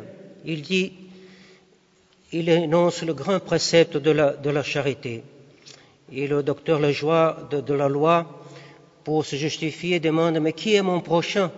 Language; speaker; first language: French; non-native, fluent; Portuguese